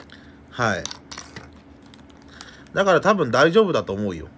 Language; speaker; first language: Japanese; native; Japanese